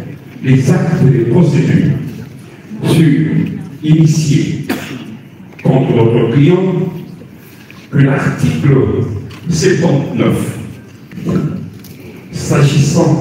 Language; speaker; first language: French; non-native, local second language; Lingala